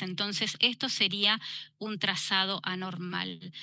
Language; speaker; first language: Spanish; native; Spanish